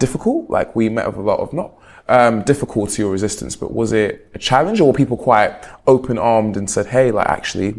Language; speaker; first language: English; native; English